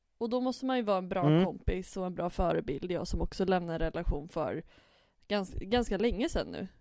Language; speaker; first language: Swedish; native; Swedish